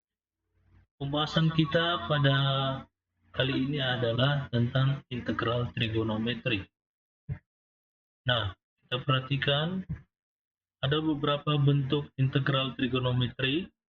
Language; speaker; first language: Indonesian; native; Indonesian